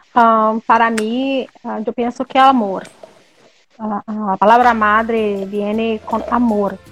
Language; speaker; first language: Spanish; non-native, learner; Portuguese